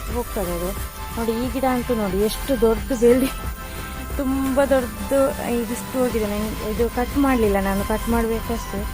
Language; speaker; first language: Kannada; non-native, local second language; Tulu